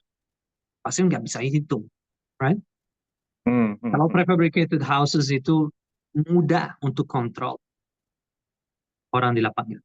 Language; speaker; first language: Indonesian; non-native, learner; Portuguese